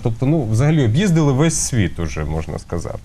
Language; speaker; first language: Ukrainian; native; Ukrainian